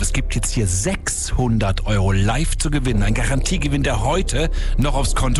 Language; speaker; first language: German; native; German